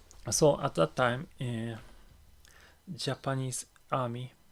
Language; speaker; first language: English; non-native, learner; Japanese